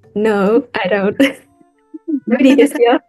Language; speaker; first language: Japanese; non-native, learner; English